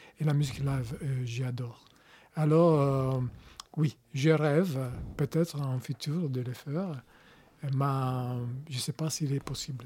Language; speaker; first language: French; non-native, learner; Italian